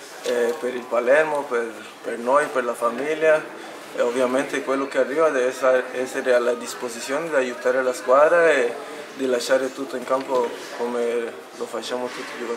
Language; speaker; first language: Italian; non-native, fluent; Spanish